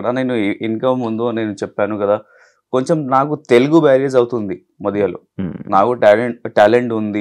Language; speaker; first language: Telugu; non-native, learner; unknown